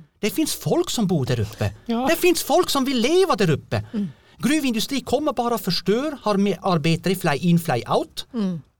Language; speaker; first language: Swedish; non-native, fluent; French